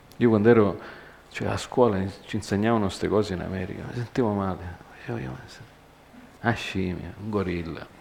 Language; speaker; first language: Italian; early bilingual, heritage; Italian